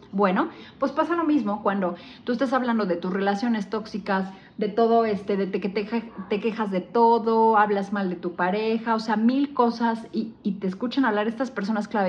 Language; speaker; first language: Spanish; native; Spanish